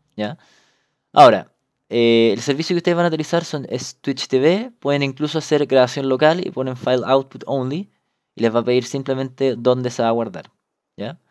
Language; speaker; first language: Spanish; native; Spanish